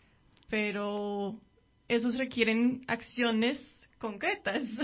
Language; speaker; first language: Spanish; non-native, fluent; English